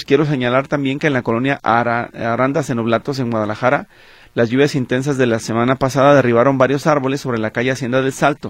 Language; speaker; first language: Spanish; native; Spanish